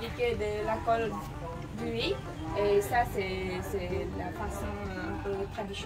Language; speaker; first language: French; non-native, learner; Khmer